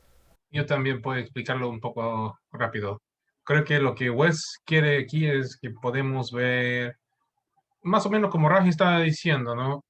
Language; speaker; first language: Spanish; non-native, fluent; English